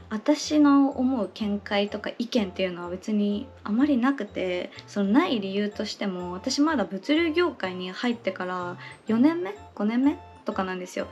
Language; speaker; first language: Japanese; native; Japanese